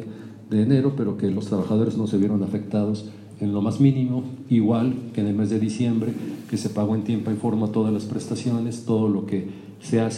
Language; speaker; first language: Spanish; native; Spanish